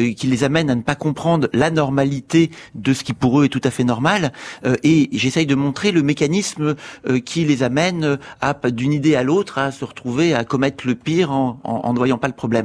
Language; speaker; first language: French; native; French